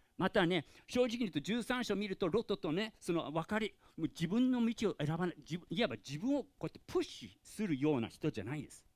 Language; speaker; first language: Japanese; non-native, fluent; English